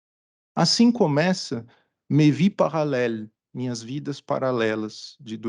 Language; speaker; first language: Portuguese; native; Portuguese